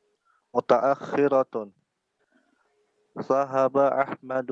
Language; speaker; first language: Arabic; non-native, learner; Indonesian